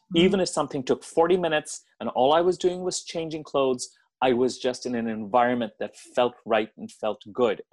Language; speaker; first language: English; non-native, local second language; Hindi